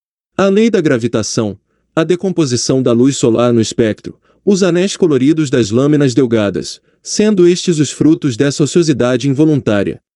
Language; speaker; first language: Portuguese; native; Portuguese